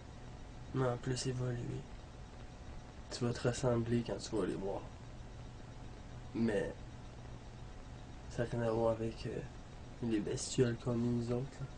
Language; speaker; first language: French; native; French